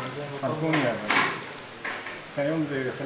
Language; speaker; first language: Hebrew; non-native, learner; English